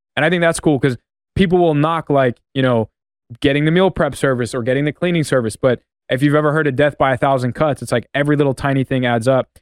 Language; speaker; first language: English; native; English